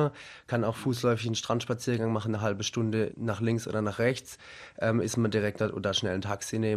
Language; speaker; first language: German; native; German